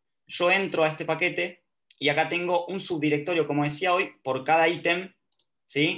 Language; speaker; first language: Spanish; native; Spanish